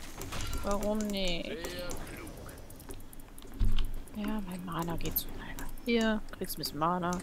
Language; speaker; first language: German; native; German